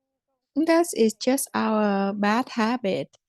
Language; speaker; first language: English; non-native, fluent; Vietnamese